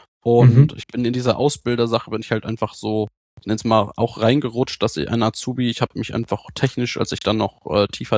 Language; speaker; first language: German; native; German